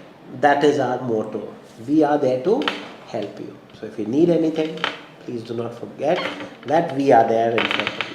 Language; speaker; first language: English; non-native, local second language; Malayalam